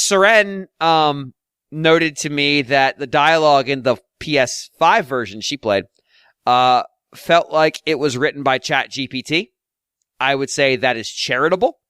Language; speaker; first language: English; native; English